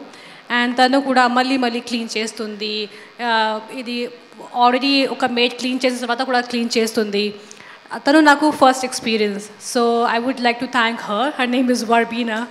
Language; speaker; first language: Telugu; non-native, fluent; Hindi